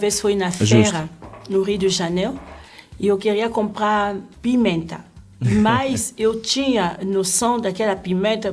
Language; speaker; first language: Portuguese; non-native, learner; French